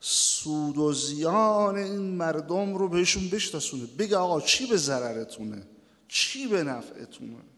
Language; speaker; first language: Persian; native; Persian